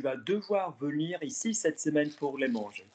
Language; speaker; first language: French; non-native, fluent; English